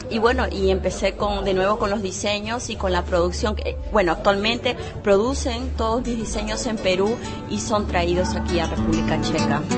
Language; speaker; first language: Spanish; native; Spanish